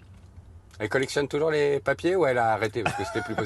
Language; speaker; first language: French; native; French